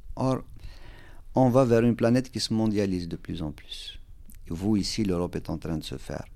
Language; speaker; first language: French; non-native, local second language; Kabyle